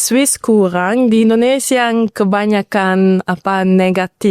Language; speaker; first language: Indonesian; early bilingual, heritage; Indonesian